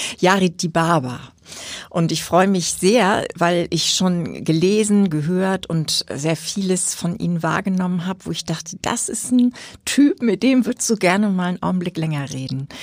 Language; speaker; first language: German; native; German